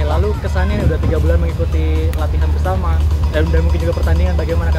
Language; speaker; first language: Indonesian; native; Indonesian